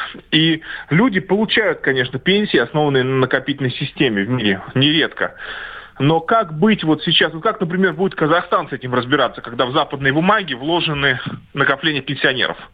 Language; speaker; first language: Russian; native; Russian